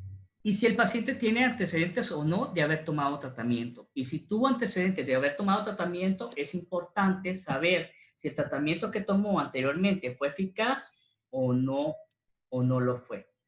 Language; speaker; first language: Spanish; native; Spanish